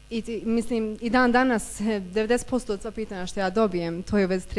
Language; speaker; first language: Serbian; early bilingual, heritage; Bosnian